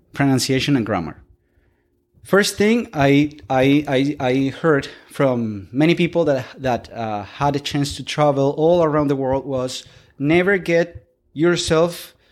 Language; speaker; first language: English; non-native, fluent; Spanish